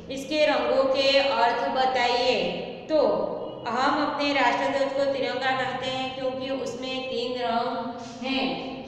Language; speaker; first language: Hindi; non-native, local second language; Gujarati